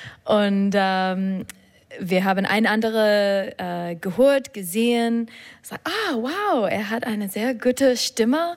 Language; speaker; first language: German; non-native, learner; English